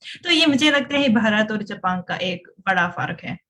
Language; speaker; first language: Hindi; non-native, fluent; Japanese